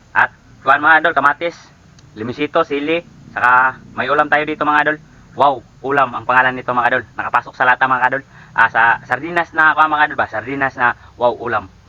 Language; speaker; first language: Filipino; native; Filipino